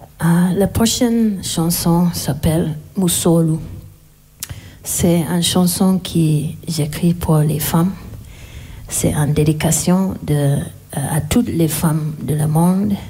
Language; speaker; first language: French; non-native, learner; English